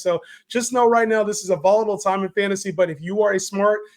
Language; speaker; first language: English; native; English